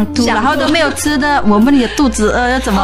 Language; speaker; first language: Chinese; non-native, learner; Indonesian